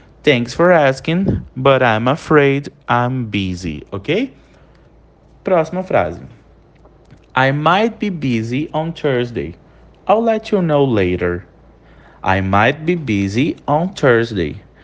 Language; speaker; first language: English; non-native, fluent; Portuguese